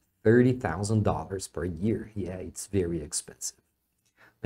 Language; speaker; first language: English; non-native, fluent; Portuguese